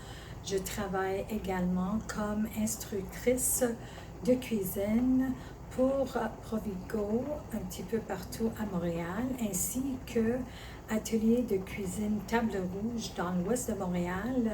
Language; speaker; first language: French; early bilingual, other home language; Italian